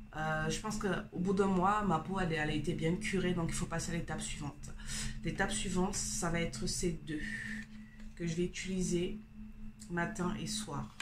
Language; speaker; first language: French; native; French